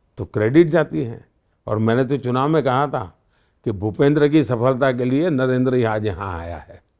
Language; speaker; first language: Hindi; non-native, local second language; Gujarati